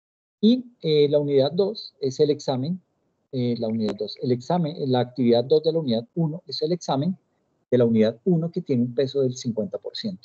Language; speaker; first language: Spanish; native; Spanish